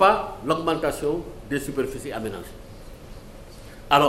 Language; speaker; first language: French; non-native, local second language; Wolof